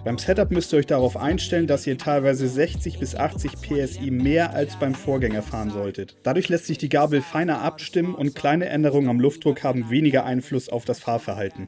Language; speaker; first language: German; native; German